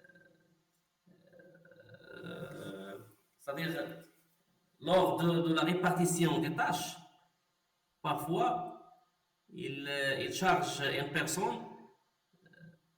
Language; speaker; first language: French; non-native, local second language; Arabic